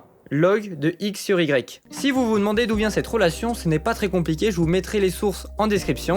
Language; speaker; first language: French; native; French